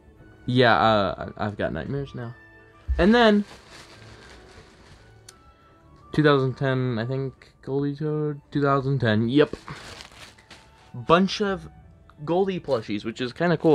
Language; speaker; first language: English; native; English